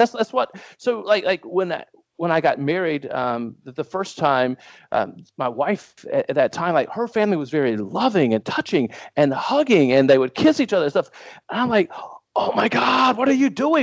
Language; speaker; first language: English; native; English